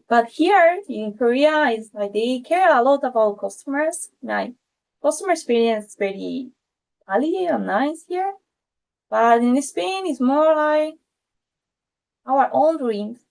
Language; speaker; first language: English; non-native, fluent; Spanish